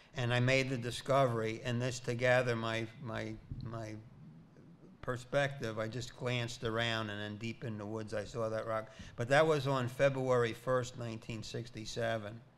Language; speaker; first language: English; native; English